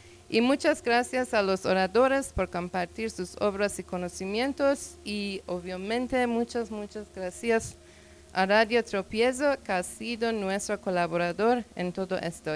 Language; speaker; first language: Spanish; non-native, learner; Persian